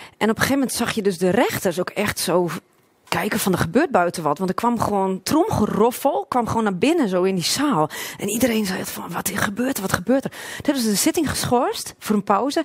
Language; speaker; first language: Dutch; non-native, local second language; Western Frisian